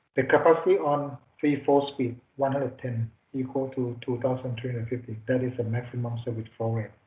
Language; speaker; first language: English; non-native, fluent; Thai